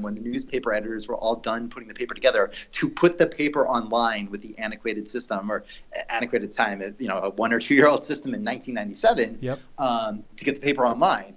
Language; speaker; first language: English; native; English